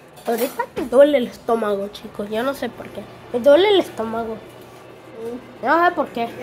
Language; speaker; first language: Spanish; early bilingual, heritage; Spanish